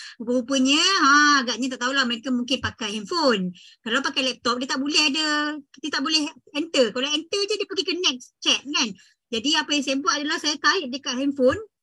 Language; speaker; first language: Malay; native; Malay